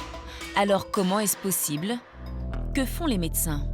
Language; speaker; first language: French; native; French